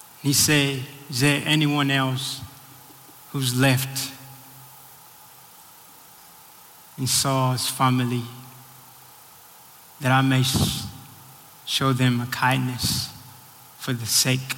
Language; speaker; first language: English; non-native, local second language; Rundi